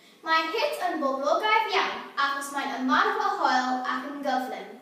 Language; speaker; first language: Welsh; non-native, local second language; English